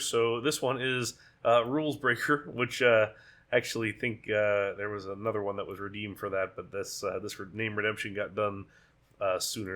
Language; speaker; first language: English; native; English